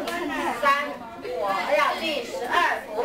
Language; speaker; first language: Chinese; native; Chinese